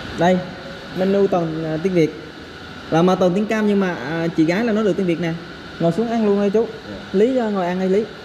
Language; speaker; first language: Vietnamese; native; Vietnamese